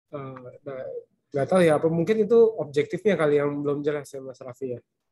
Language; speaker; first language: Indonesian; native; Indonesian